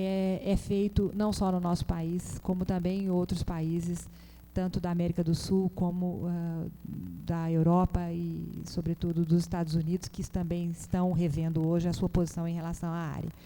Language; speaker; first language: Portuguese; native; Portuguese